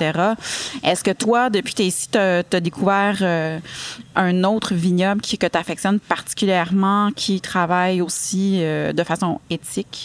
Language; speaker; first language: French; native; French